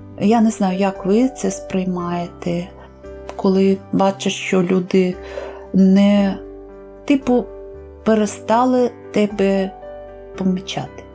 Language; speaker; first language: Ukrainian; native; Ukrainian